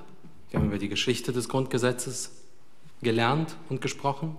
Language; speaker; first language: German; early bilingual, other home language; Russian